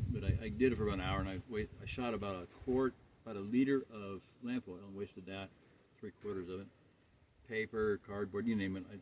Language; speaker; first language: English; native; English